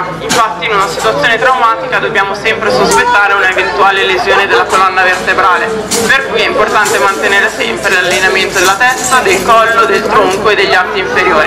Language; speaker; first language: Italian; native; Italian